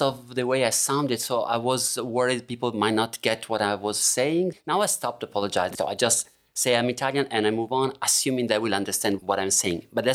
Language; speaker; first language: English; non-native, fluent; Italian